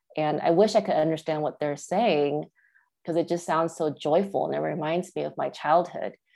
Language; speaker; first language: English; early bilingual, other home language; Chinese